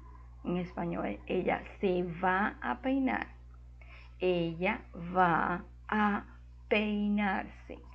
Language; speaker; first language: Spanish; non-native, fluent; Portuguese